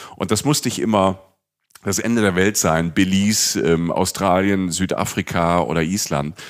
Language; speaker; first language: German; native; German